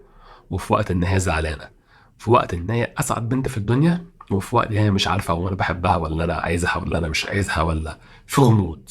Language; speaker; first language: Arabic; native; Arabic